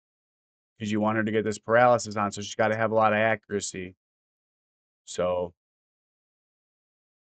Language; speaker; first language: English; native; English